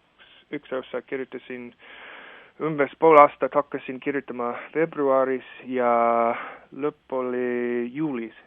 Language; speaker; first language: Estonian; non-native, fluent; English